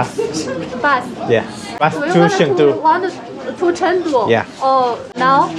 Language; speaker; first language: English; non-native, learner; Chinese